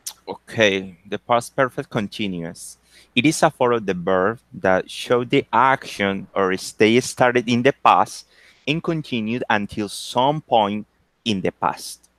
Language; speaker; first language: English; non-native, learner; Spanish